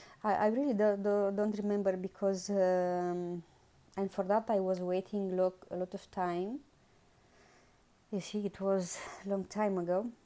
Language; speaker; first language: English; non-native, learner; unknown